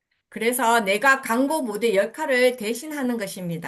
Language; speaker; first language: Korean; native; Korean